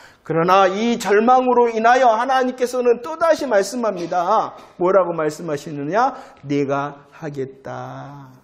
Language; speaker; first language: Korean; native; Korean